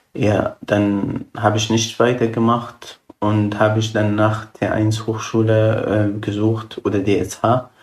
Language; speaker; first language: German; non-native, fluent; Arabic